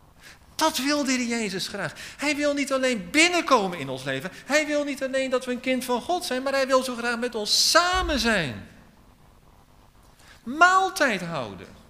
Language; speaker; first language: Dutch; native; Dutch